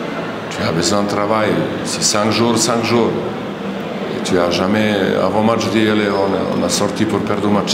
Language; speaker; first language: French; non-native, learner; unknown